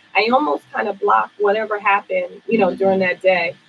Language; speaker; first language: English; native; English